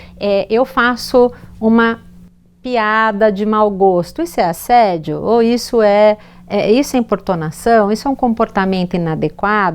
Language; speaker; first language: Portuguese; native; Portuguese